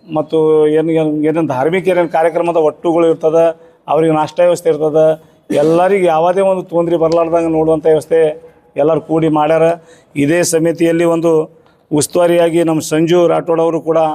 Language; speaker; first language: Kannada; non-native, local second language; Lambadi